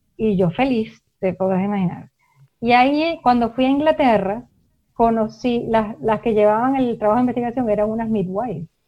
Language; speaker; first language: Spanish; native; Spanish